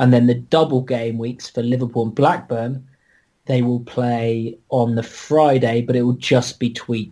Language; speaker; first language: English; native; English